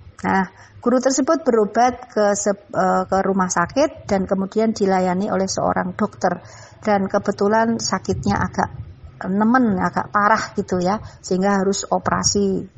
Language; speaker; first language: Indonesian; non-native, local second language; Javanese